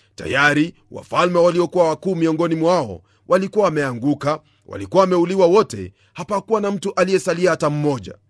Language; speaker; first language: Swahili; non-native, local second language; Luyia